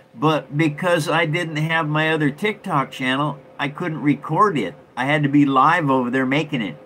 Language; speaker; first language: English; native; English